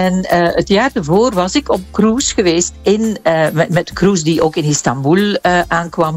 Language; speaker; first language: Dutch; native; Dutch